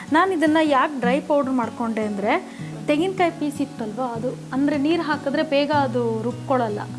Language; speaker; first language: Kannada; non-native, local second language; Konkani